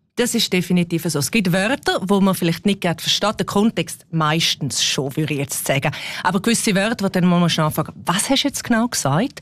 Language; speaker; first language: German; non-native, local second language; Romansh